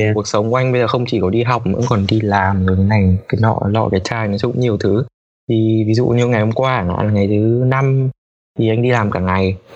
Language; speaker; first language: Vietnamese; native; Vietnamese